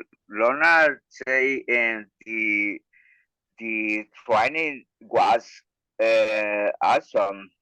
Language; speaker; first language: English; non-native, learner; Spanish